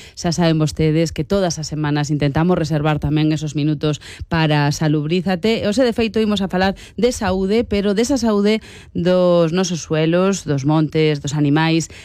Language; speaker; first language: Galician; non-native, local second language; Spanish